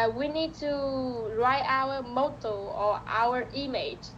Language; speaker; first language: English; non-native, learner; Vietnamese